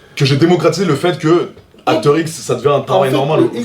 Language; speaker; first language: French; native; French